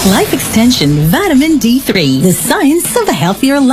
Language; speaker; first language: English; non-native, local second language; Hiligaynon